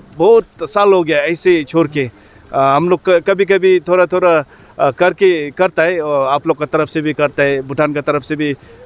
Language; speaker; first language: Hindi; non-native, fluent; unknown